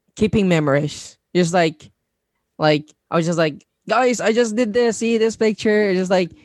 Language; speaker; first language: English; non-native, local second language; Cebuano